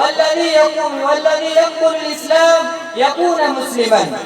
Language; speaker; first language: Arabic; non-native, learner; Urdu